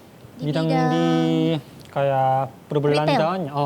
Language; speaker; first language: Indonesian; non-native, fluent; Korean